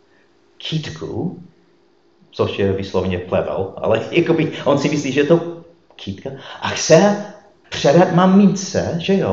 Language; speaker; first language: Czech; non-native, fluent; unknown